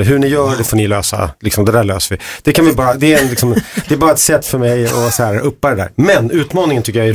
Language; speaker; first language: Swedish; native; Swedish